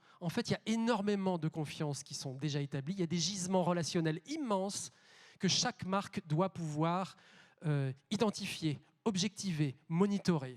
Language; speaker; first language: French; native; French